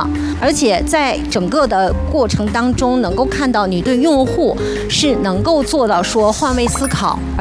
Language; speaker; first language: Chinese; native; Chinese